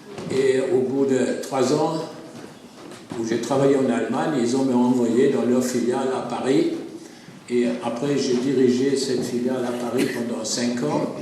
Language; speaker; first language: French; non-native, fluent; German